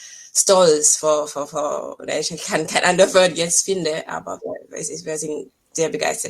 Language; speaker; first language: German; non-native, fluent; English